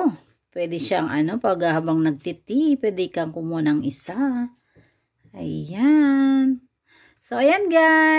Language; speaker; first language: Filipino; native; Filipino